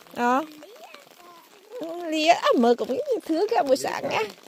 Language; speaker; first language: Swedish; non-native, learner; Vietnamese